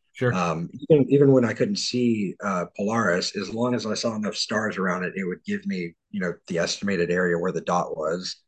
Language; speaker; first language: English; native; English